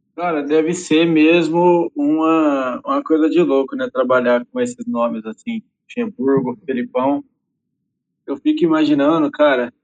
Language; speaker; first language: Portuguese; native; Portuguese